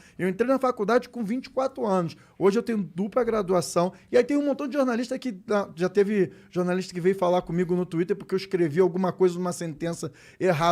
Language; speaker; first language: Portuguese; native; Portuguese